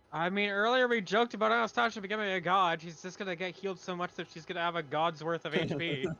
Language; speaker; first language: English; native; English